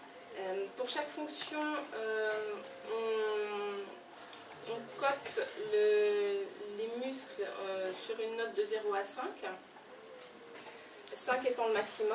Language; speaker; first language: French; native; French